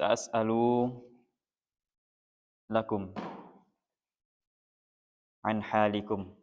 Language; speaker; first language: Arabic; non-native, learner; Indonesian